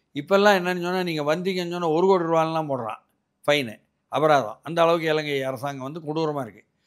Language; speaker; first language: Tamil; native; Tamil